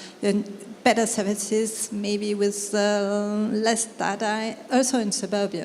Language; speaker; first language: English; non-native, fluent; French